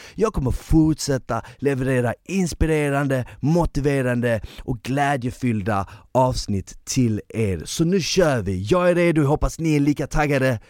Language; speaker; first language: Swedish; early bilingual, other home language; Bosnian